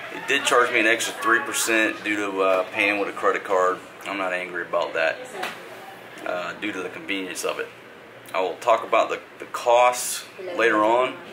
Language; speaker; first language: English; native; English